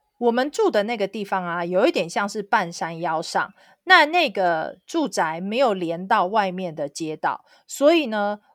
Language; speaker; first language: Chinese; native; Chinese